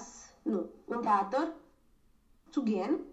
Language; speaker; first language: German; non-native, learner; Romanian